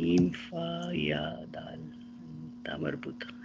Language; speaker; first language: Arabic; non-native, learner; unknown